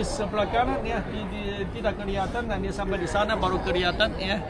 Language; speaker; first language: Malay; non-native, fluent; Chinese